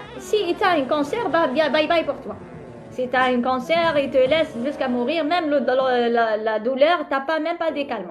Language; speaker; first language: French; non-native, local second language; Arabic